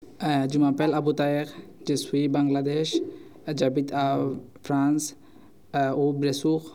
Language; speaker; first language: French; non-native, learner; Bangla